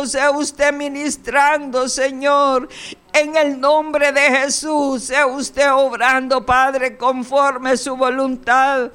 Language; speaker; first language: Spanish; native; Spanish